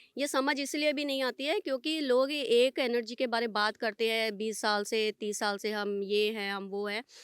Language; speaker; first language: Hindi; non-native, local second language; Punjabi